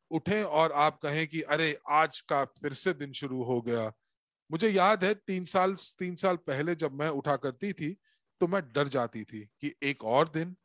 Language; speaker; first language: Hindi; native; Hindi